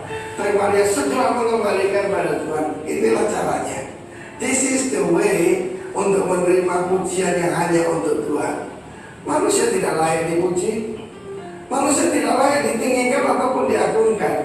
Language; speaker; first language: Indonesian; native; Indonesian